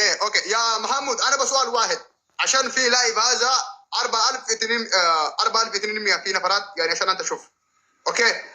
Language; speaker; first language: Arabic; non-native, learner; Oromo